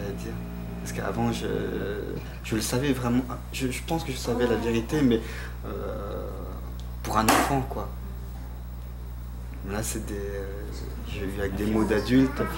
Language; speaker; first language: French; early bilingual, other home language; Korean